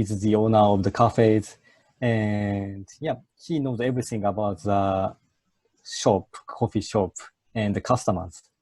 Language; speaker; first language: English; non-native, fluent; Japanese